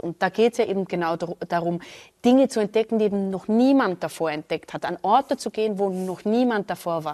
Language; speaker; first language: German; native; German